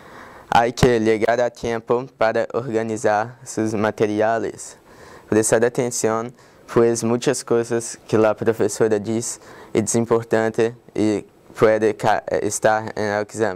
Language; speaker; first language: Spanish; non-native, learner; English